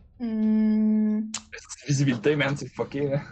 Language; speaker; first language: French; native; French